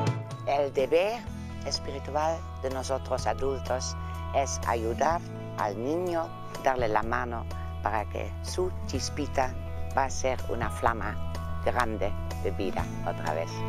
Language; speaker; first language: Spanish; non-native, fluent; Dutch